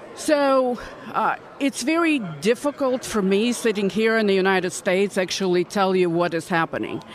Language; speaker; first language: English; non-native, fluent; Russian